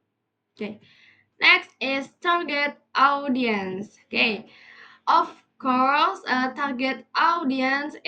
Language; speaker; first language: English; non-native, learner; Indonesian